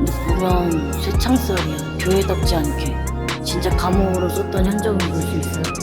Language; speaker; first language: Korean; native; Korean